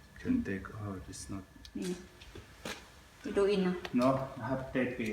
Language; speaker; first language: English; non-native, learner; Finnish